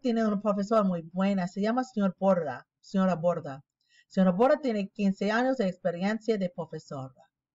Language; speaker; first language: Spanish; non-native, learner; English